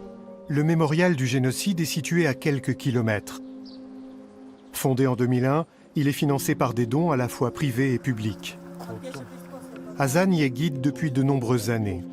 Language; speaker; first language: French; native; French